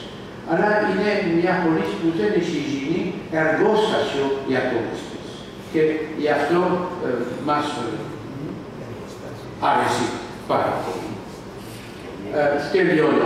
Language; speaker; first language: Greek; non-native, learner; French